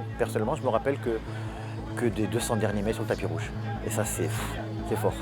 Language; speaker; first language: French; native; French